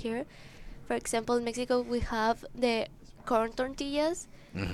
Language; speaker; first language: English; non-native, learner; Spanish